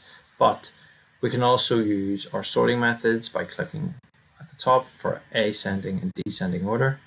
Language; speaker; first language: English; native; English